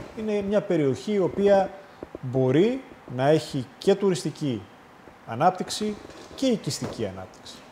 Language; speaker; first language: Greek; native; Greek